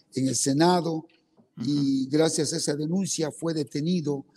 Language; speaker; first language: Spanish; non-native, local second language; Zapotec